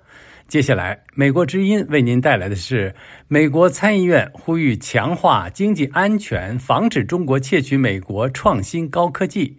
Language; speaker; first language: Chinese; native; Chinese